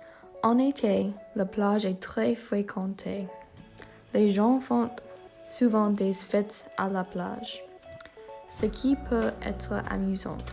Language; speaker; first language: French; non-native, learner; English